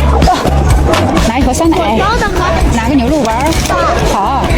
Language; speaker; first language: Chinese; native; Chinese